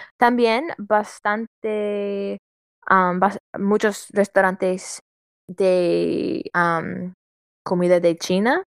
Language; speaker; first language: Spanish; non-native, learner; English